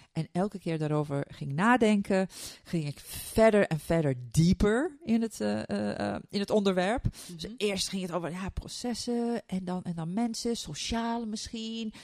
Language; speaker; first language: Dutch; non-native, fluent; Turkish